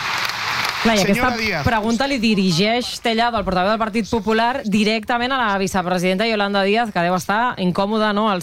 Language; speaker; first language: Catalan; native; Catalan